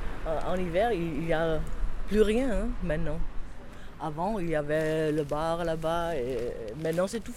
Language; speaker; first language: French; non-native, fluent; German